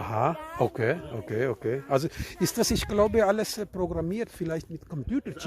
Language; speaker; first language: German; non-native, learner; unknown